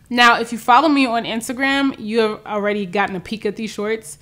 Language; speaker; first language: English; native; English